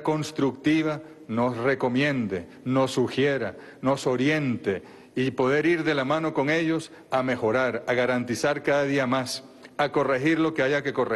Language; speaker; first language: Spanish; native; Spanish